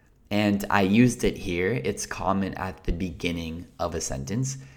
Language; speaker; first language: English; native; English